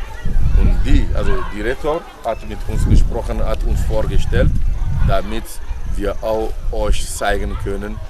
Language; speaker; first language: German; non-native, learner; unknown